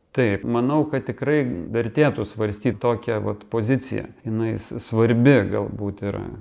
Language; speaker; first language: Lithuanian; native; Lithuanian